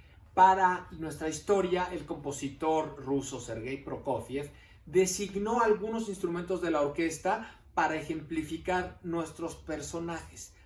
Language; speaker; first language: Spanish; native; Spanish